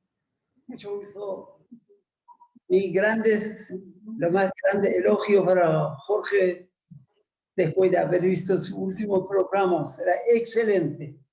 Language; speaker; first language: Spanish; non-native, learner; Persian